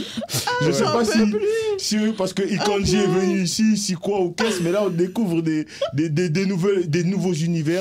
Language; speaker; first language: French; native; French